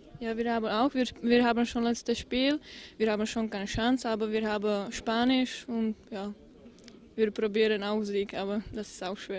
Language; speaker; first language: German; non-native, learner; Czech